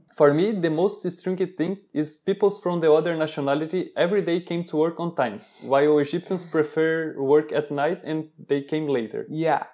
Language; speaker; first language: English; non-native, learner; Portuguese